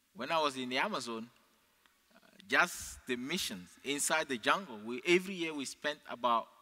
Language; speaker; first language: English; non-native, fluent; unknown